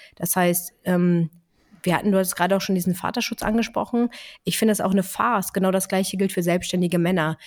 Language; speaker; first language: German; early bilingual, other home language; Greek